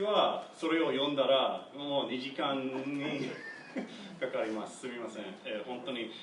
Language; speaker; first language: Japanese; non-native, learner; English